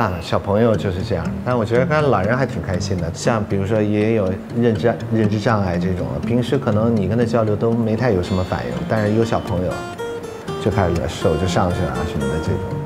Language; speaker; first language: Chinese; native; Chinese